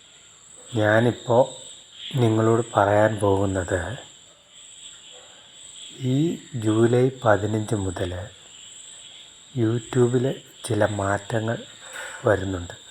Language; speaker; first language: Malayalam; native; Malayalam